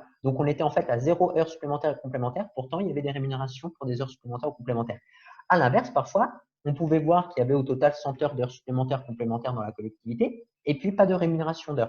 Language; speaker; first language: French; native; French